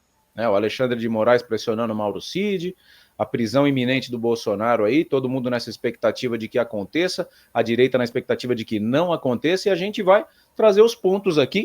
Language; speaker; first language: Portuguese; native; Portuguese